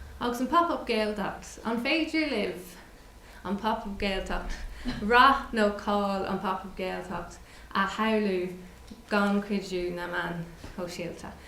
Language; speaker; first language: Irish; non-native, local second language; English